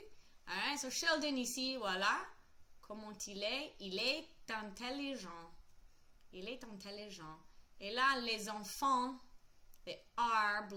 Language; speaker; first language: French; non-native, fluent; English